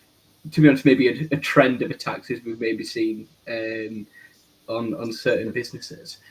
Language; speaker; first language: English; native; English